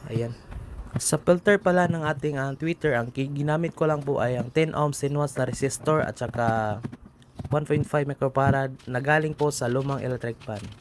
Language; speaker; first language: Filipino; non-native, local second language; Cebuano